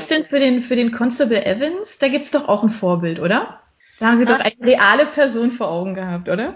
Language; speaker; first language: German; native; German